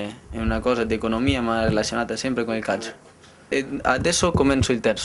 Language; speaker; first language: Italian; non-native, learner; Spanish